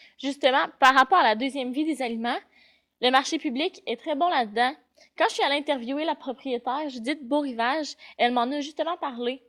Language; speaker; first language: French; native; French